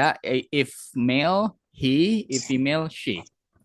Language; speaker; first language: English; non-native, fluent; Indonesian